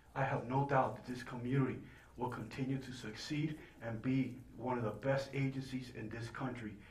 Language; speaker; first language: English; early bilingual, other home language; Spanish